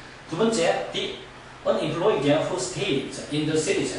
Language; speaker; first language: English; non-native, fluent; Korean